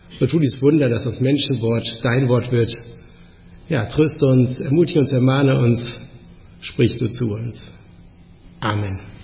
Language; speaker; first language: German; native; German